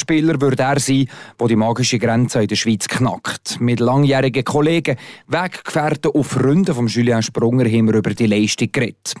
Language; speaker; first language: German; native; German